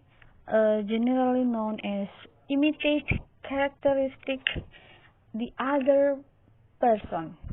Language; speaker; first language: English; non-native, learner; Indonesian